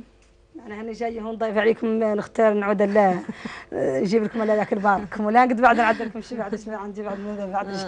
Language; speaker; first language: Arabic; native; Arabic